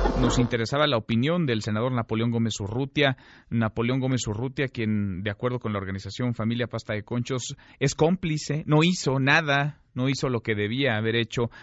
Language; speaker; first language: Spanish; native; Spanish